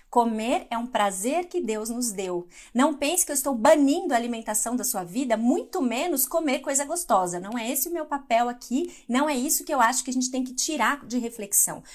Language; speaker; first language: Portuguese; native; Portuguese